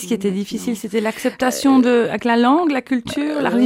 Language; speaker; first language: French; native; French